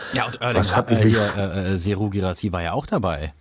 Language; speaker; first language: German; native; German